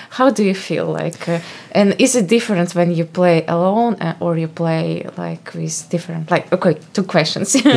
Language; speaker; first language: English; non-native, fluent; Latvian